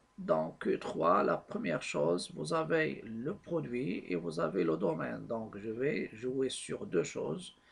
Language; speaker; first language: French; non-native, local second language; Arabic